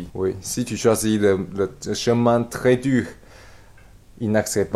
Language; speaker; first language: French; non-native, learner; Chinese